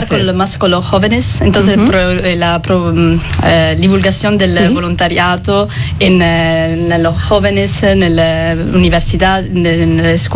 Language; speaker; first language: Spanish; non-native, fluent; Italian